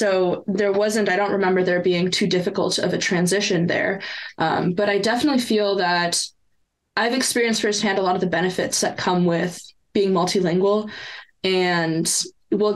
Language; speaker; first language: English; non-native, local second language; French